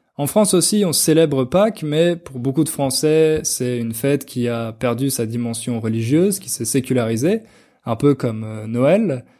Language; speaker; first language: French; native; French